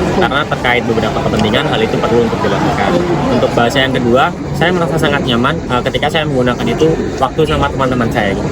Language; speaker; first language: Indonesian; native; Indonesian